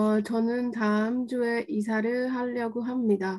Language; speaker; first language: Korean; non-native, learner; Burmese